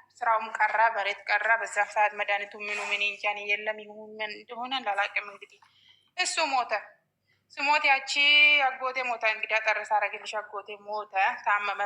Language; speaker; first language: Amharic; non-native, local second language; Oromo